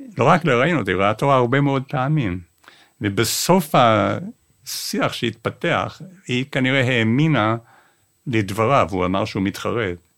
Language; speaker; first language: Hebrew; non-native, fluent; English